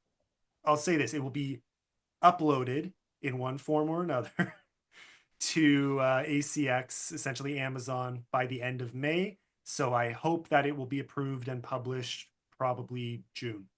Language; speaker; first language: English; native; English